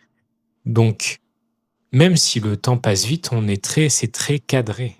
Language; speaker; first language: French; native; French